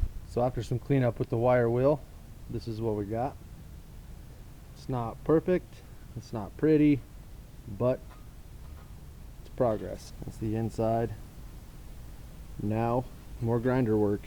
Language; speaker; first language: English; native; English